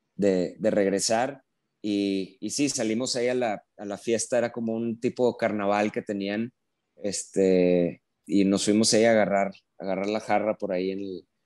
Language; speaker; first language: Spanish; native; Spanish